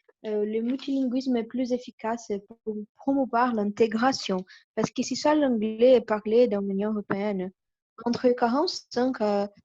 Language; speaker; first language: French; non-native, learner; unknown